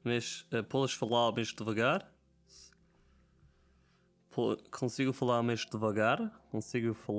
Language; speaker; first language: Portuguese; non-native, learner; German